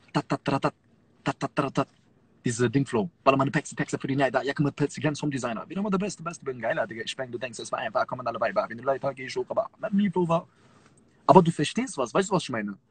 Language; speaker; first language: German; early bilingual, other home language; Turkish